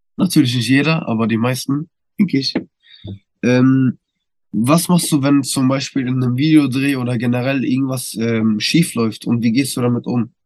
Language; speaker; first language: German; early bilingual, other home language; Turkish